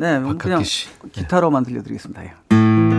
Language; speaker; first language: Korean; native; Korean